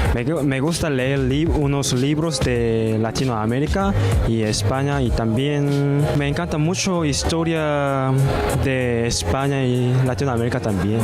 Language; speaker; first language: Spanish; non-native, learner; Korean